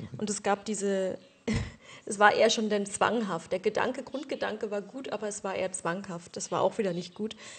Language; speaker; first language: German; native; German